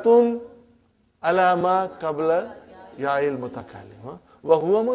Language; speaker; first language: Arabic; non-native, fluent; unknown